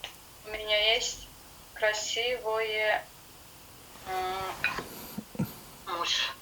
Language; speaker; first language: Russian; non-native, learner; Kyrgyz